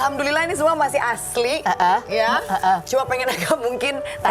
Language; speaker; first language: Indonesian; native; Indonesian